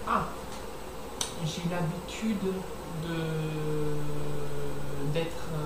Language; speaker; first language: French; non-native, learner; English